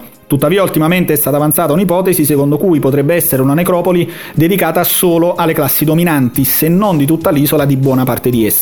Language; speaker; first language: Italian; native; Italian